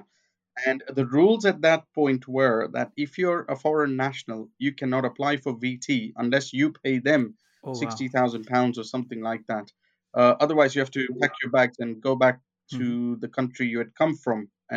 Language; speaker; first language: English; non-native, local second language; Gujarati